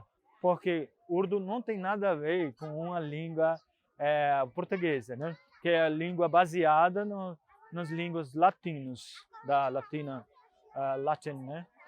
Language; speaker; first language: Portuguese; non-native, fluent; Punjabi